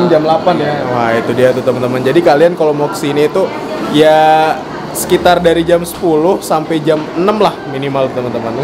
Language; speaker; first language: Indonesian; native; Indonesian